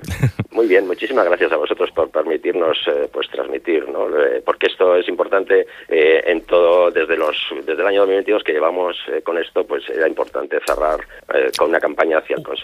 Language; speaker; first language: Spanish; native; Spanish